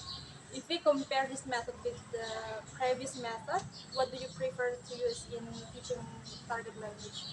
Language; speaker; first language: English; non-native, learner; Indonesian